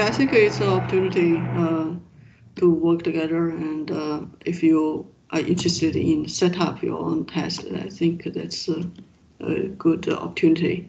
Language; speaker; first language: English; non-native, fluent; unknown